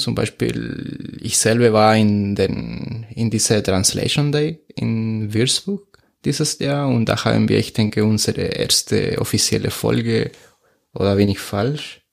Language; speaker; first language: German; non-native, fluent; Spanish